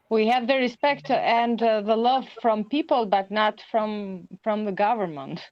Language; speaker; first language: English; non-native, learner; Albanian